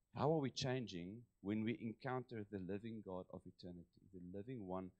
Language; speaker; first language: English; non-native, local second language; Afrikaans